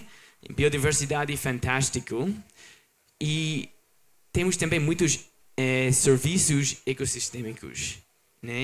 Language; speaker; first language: Portuguese; non-native, learner; English